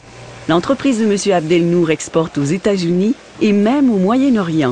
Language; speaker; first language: French; native; French